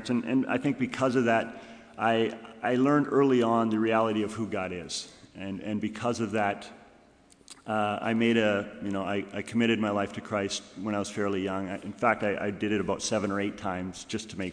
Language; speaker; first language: English; native; English